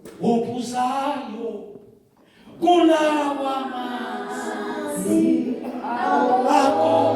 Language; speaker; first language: Zulu; non-native, local second language; Swati